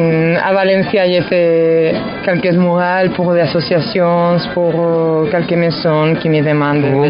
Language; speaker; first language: French; non-native, fluent; Spanish